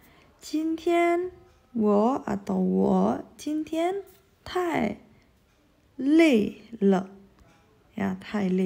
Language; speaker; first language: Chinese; non-native, fluent; Indonesian